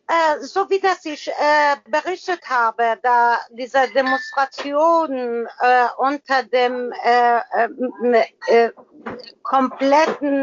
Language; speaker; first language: German; non-native, learner; Persian